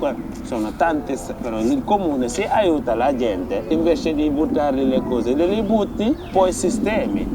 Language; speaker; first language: Italian; non-native, fluent; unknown